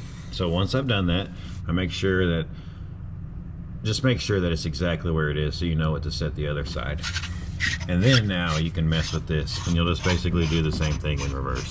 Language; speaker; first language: English; native; English